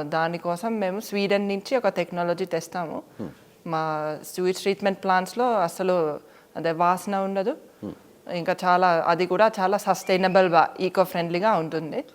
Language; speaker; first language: Telugu; non-native, fluent; Finnish